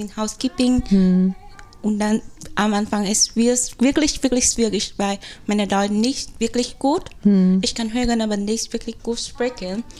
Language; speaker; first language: German; non-native, fluent; Vietnamese